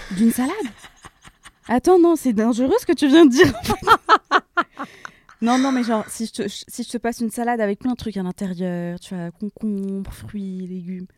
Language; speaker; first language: French; non-native, local second language; Arabic